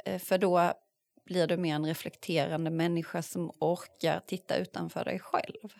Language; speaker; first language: Swedish; native; Swedish